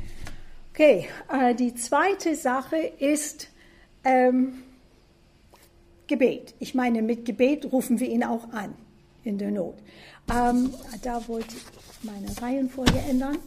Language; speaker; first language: German; non-native, fluent; English